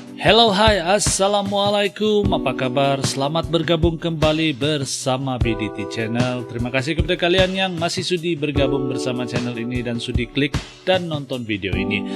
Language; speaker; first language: Malay; native; Malay